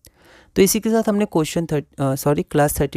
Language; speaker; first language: Hindi; native; Hindi